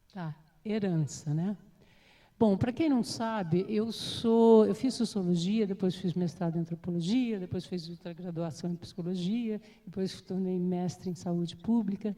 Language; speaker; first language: Portuguese; native; Portuguese